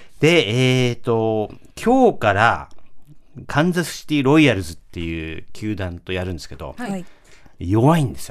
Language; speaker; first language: Japanese; native; Japanese